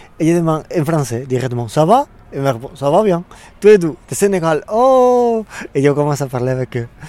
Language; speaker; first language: French; non-native, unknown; Spanish